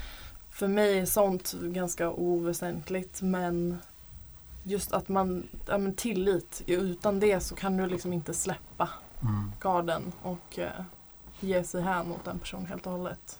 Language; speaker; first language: Swedish; native; Swedish